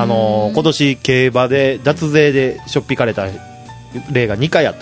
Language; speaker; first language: Japanese; native; Japanese